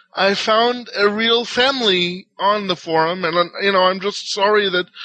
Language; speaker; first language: English; non-native, fluent; Hebrew